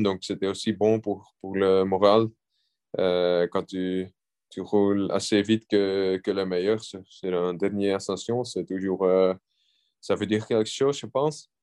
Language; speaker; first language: French; non-native, local second language; Dutch